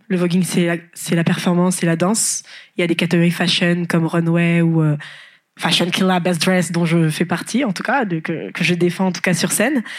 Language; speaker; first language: French; non-native, local second language; Lingala